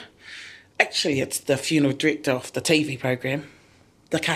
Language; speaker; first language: English; native; English